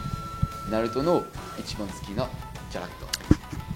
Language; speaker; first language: Japanese; non-native, fluent; French